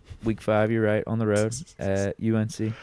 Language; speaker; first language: English; native; English